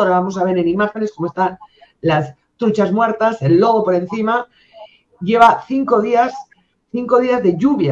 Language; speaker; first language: Spanish; native; Spanish